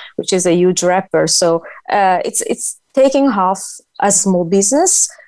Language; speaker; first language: English; non-native, fluent; Italian